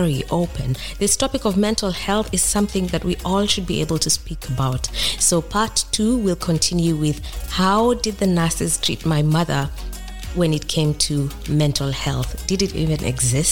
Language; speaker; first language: English; non-native, local second language; Kikuyu